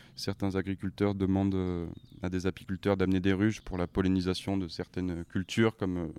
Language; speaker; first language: French; native; French